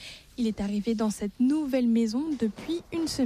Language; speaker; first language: French; native; French